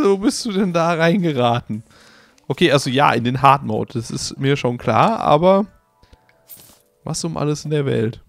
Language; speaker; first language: German; native; German